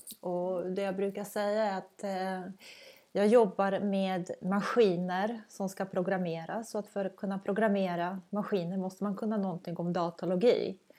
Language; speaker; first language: Swedish; non-native, fluent; Croatian